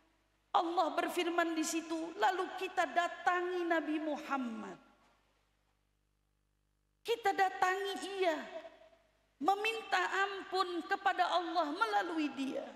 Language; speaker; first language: Indonesian; native; Indonesian